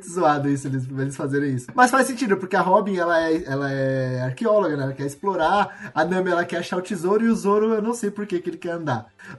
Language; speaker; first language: Portuguese; native; Portuguese